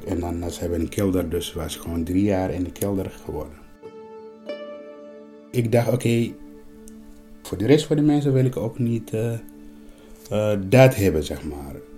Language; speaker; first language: Dutch; non-native, learner; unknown